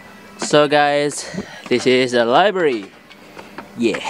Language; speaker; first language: English; non-native, learner; Indonesian